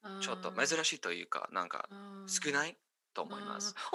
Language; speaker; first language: Japanese; non-native, learner; English